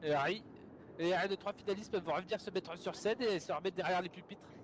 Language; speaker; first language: French; native; French